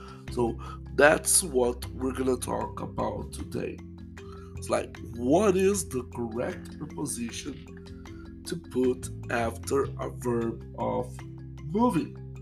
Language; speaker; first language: English; non-native, fluent; Portuguese